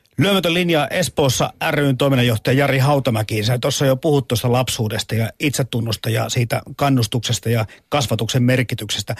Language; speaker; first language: Finnish; native; Finnish